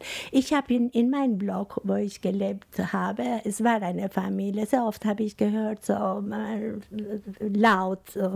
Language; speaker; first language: German; non-native, fluent; Albanian